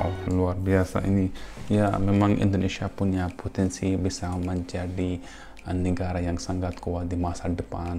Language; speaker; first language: Indonesian; non-native, fluent; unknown